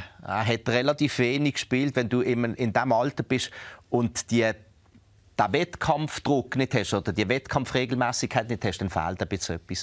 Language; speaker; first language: German; native; German